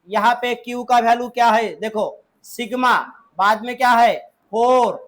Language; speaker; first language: Hindi; non-native, local second language; Marathi